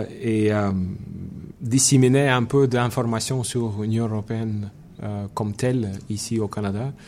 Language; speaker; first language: French; non-native, fluent; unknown